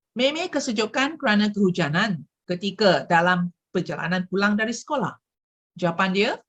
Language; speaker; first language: Malay; non-native, local second language; Chinese